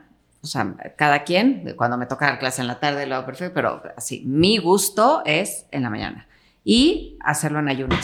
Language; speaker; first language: Spanish; native; Spanish